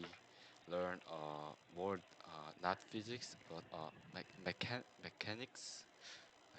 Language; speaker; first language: English; non-native, learner; Korean